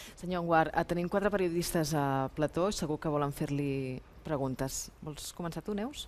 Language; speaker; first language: Catalan; native; Catalan